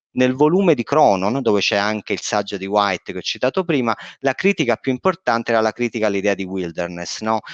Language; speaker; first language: Italian; native; Italian